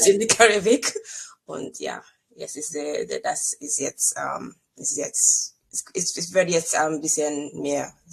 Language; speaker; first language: German; non-native, learner; English